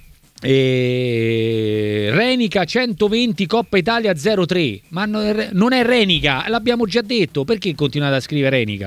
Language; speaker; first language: Italian; native; Italian